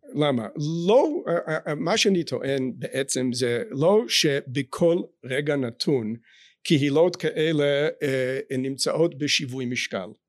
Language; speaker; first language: Hebrew; non-native, fluent; English